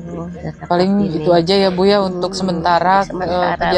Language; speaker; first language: Indonesian; native; Indonesian